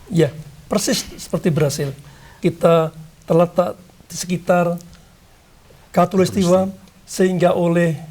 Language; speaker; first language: Indonesian; non-native, local second language; Javanese